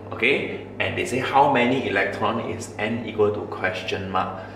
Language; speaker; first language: English; non-native, local second language; Chinese